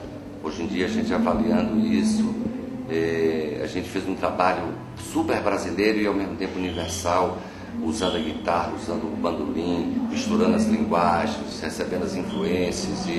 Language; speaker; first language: Portuguese; native; Portuguese